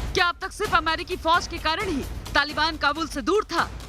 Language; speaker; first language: Hindi; native; Hindi